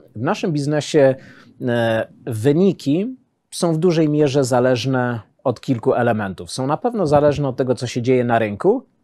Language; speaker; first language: Polish; early bilingual, heritage; Polish